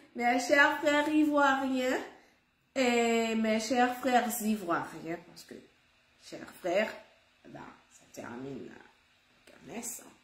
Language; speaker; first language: French; non-native, local second language; Haitian Creole